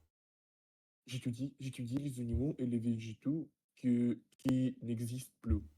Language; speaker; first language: French; non-native, learner; Russian